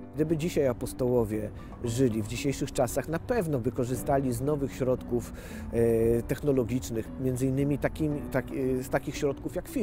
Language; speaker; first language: Polish; native; Polish